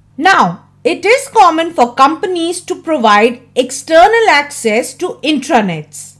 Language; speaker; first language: English; non-native, local second language; Hindi